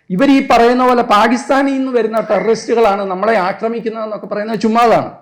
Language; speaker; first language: Malayalam; native; Malayalam